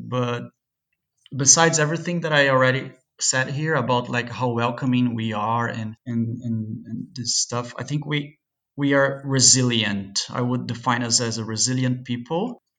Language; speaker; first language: English; non-native, fluent; Portuguese